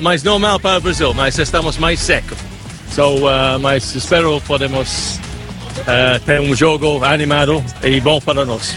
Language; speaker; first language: Portuguese; non-native, learner; English